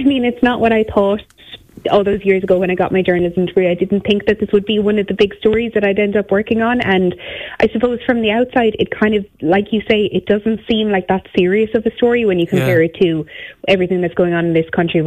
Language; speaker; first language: English; native; English